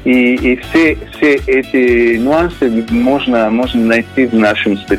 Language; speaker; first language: Russian; non-native, fluent; Italian